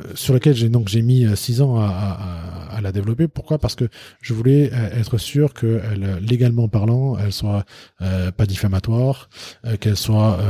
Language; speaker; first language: French; native; French